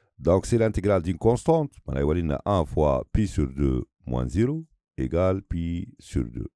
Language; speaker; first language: French; non-native, local second language; Arabic